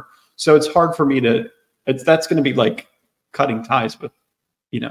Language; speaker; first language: English; native; English